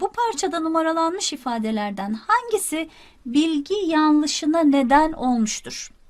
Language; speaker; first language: Turkish; native; Turkish